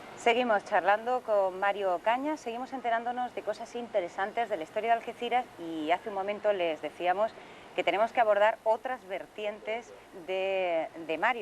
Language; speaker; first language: Spanish; native; Spanish